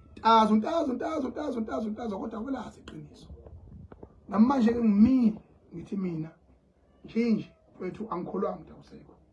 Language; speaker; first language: Zulu; native; Zulu